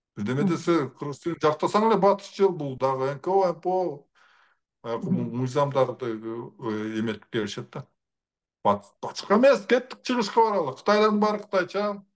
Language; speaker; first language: Kyrgyz; native; Kyrgyz